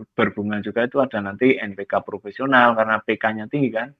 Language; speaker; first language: Malay; non-native, local second language; Javanese